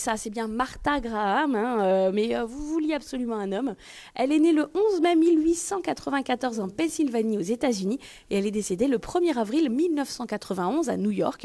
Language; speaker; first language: French; native; French